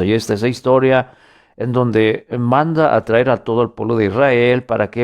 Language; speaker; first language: Spanish; native; Spanish